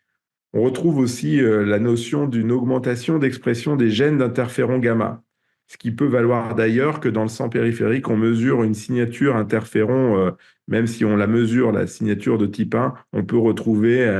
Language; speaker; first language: French; native; French